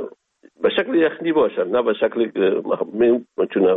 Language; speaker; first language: Persian; native; Persian